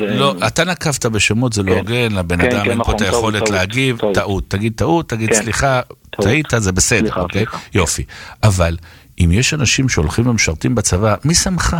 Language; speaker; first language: Hebrew; native; Hebrew